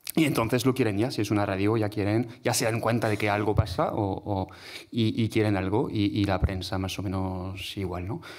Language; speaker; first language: Spanish; non-native, fluent; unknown